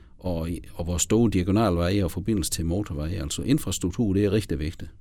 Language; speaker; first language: Danish; native; Danish